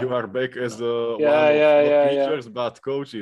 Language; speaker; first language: English; non-native, fluent; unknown